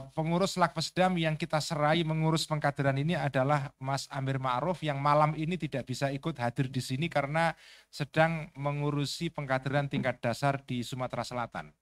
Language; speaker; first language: Indonesian; native; Indonesian